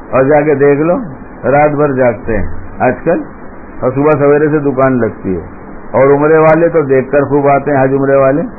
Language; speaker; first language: Urdu; native; Urdu